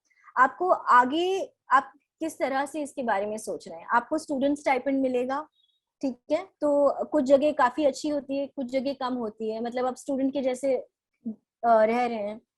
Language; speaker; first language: Hindi; native; Hindi